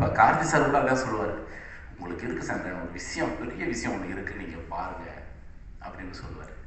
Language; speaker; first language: Tamil; native; Tamil